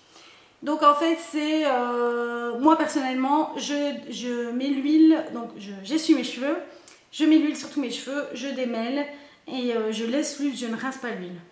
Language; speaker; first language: French; native; French